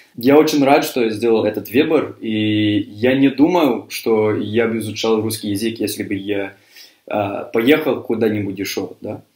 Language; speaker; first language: Russian; non-native, fluent; English